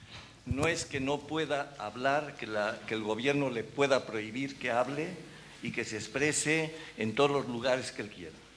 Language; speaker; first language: Spanish; native; Spanish